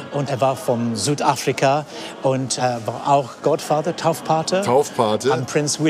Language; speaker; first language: German; non-native, fluent; English